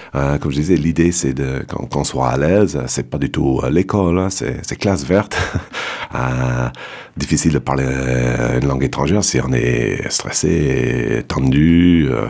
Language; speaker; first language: French; non-native, fluent; English